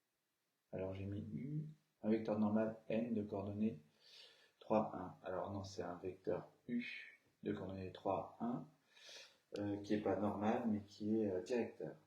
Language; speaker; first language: French; native; French